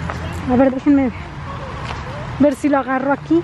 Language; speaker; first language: Spanish; native; Spanish